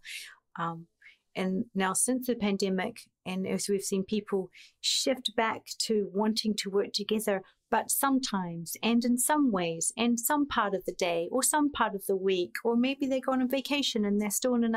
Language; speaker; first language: English; native; English